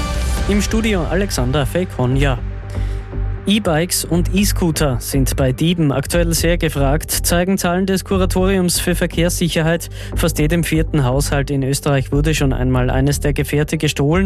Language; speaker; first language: German; native; German